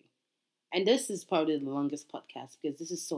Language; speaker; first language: English; non-native, local second language; Yoruba